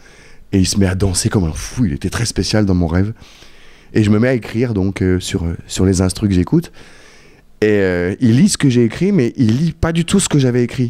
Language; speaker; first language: French; native; French